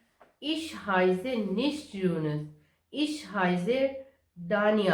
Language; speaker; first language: German; non-native, learner; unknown